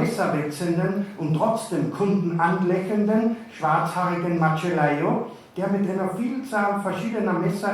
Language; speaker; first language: German; native; German